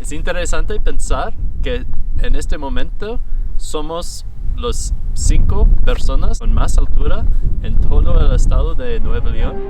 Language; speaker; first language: Spanish; non-native, learner; English